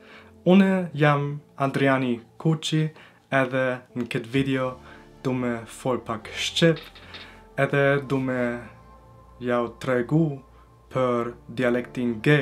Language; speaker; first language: Albanian; early bilingual, heritage; Albanian